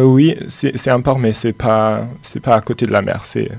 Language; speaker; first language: French; non-native, fluent; German